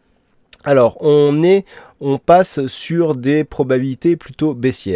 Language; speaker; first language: French; native; French